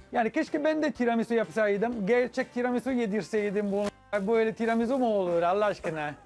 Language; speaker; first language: Turkish; non-native, fluent; Italian